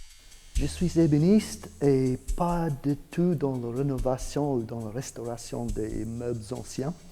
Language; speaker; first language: French; non-native, fluent; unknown